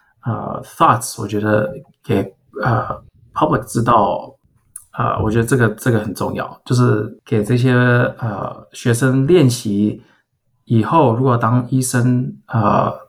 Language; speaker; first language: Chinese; early bilingual, heritage; Chinese